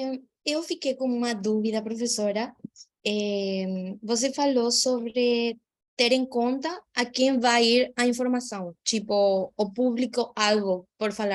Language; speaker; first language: Portuguese; non-native, fluent; Spanish